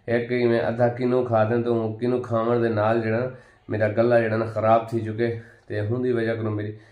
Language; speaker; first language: Punjabi; non-native, local second language; Saraiki